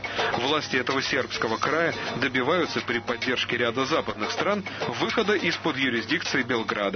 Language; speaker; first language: Russian; native; Russian